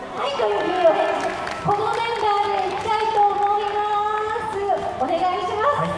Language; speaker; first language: Japanese; native; Japanese